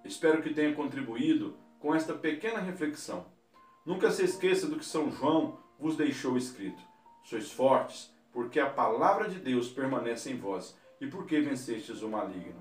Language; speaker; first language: Portuguese; native; Portuguese